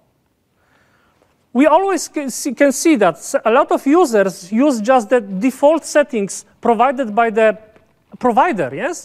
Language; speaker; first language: English; non-native, fluent; Polish